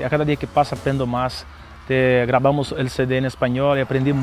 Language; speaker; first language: Spanish; non-native, learner; Portuguese